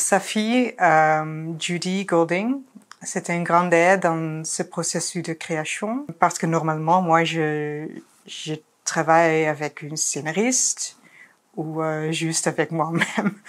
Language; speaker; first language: French; non-native, fluent; Dutch